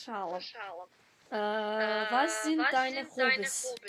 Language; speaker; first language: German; non-native, fluent; Macedonian